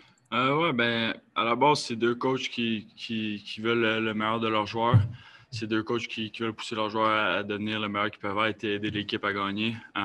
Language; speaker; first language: French; native; French